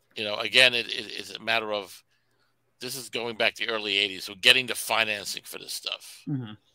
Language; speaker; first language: English; native; English